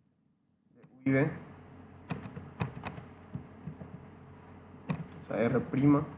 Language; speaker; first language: Spanish; native; Spanish